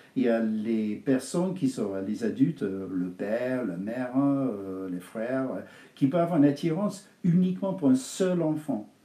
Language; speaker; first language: French; non-native, fluent; English